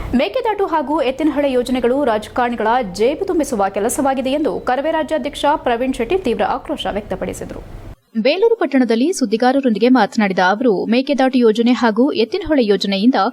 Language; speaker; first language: Kannada; native; Kannada